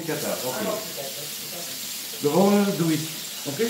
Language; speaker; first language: French; native; French